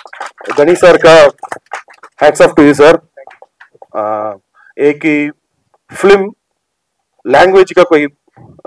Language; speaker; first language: Hindi; non-native, local second language; Telugu